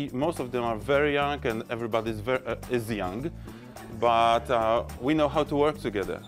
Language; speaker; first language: English; non-native, fluent; Polish